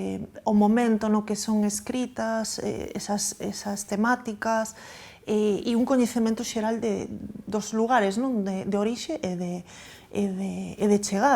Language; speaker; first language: Galician; native; Galician